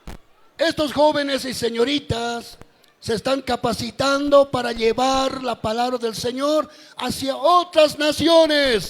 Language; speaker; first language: Spanish; native; Spanish